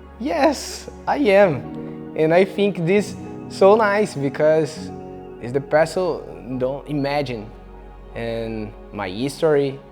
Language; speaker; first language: English; non-native, learner; Portuguese